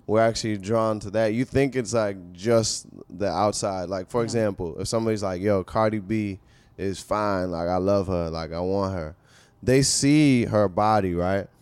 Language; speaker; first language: English; native; English